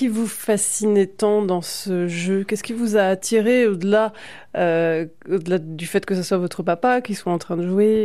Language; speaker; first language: French; native; French